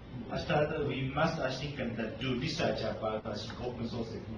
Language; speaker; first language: English; non-native, fluent; Japanese